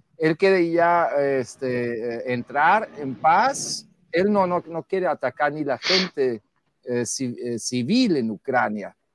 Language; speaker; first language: Spanish; non-native, fluent; German